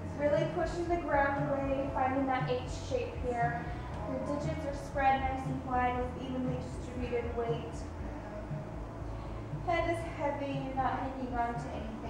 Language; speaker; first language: English; native; English